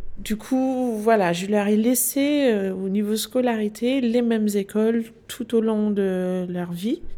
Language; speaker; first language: French; non-native, fluent; Danish